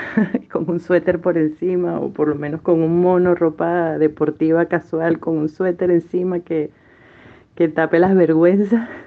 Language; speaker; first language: Spanish; native; Spanish